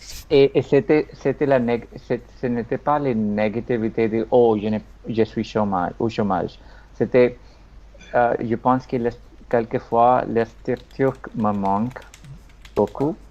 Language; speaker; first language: French; non-native, learner; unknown